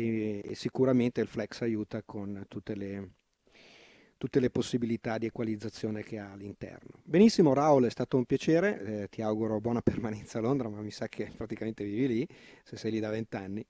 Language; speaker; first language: Italian; native; Italian